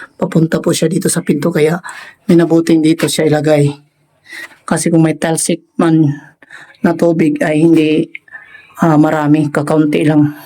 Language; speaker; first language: Filipino; non-native, local second language; Cebuano